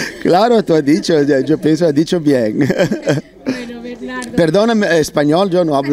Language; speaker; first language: Spanish; non-native, learner; Italian